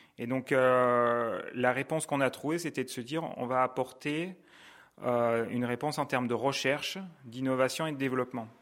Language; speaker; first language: French; native; French